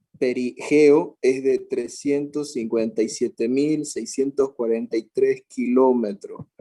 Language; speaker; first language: Spanish; native; Spanish